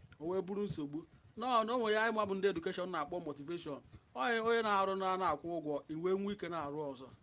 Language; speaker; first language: Igbo; native; Igbo